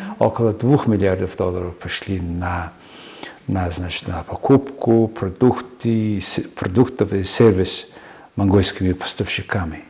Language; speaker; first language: Russian; non-native, fluent; Mongolian